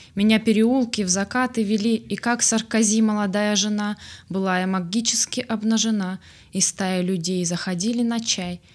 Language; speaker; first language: Russian; native; Russian